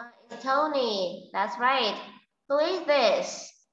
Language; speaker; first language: English; non-native, fluent; Vietnamese